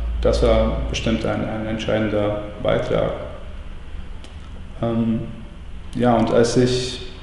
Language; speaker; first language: German; non-native, fluent; Latvian